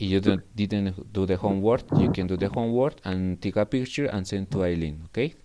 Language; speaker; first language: English; non-native, fluent; Spanish